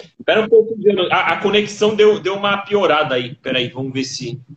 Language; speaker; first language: Portuguese; native; Portuguese